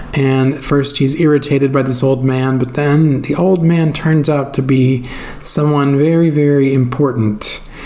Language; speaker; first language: English; native; English